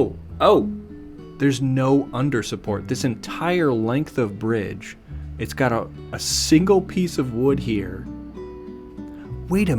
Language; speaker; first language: English; native; English